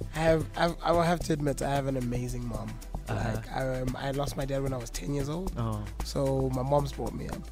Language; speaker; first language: English; non-native, local second language; Zulu